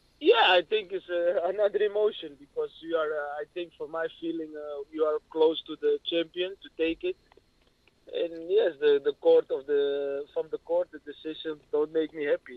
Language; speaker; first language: English; non-native, learner; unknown